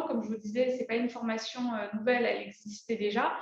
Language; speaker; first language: French; native; French